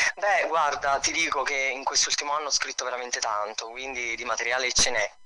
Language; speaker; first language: Italian; native; Italian